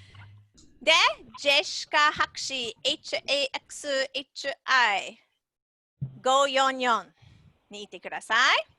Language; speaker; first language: Japanese; non-native, fluent; English